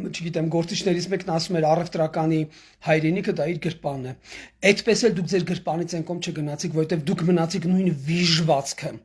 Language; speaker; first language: Armenian; native; Armenian